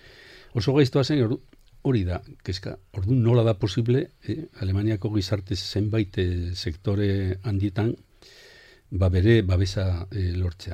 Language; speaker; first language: Basque; non-native, local second language; Spanish